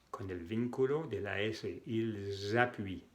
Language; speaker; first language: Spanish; non-native, fluent; French